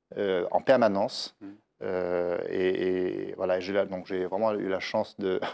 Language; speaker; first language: French; native; French